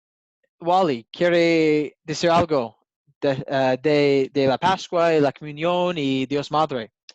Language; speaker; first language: Spanish; non-native, learner; English